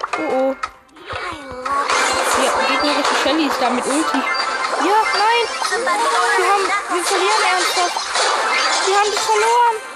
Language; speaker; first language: German; native; German